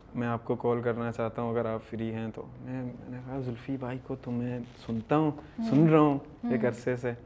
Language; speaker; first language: Urdu; non-native, local second language; Baluchi